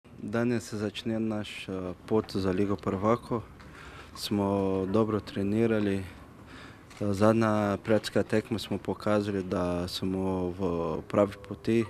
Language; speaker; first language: Slovenian; non-native, learner; Portuguese